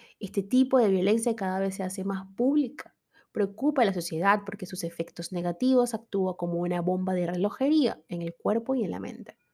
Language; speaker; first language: Spanish; native; Spanish